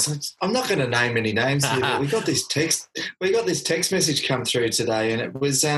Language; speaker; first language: English; native; English